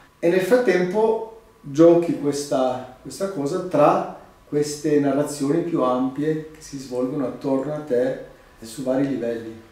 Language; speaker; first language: Italian; non-native, fluent; Albanian